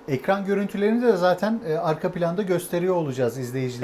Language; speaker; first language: Turkish; native; Turkish